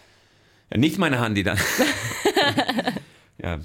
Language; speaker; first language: German; non-native, fluent; Dutch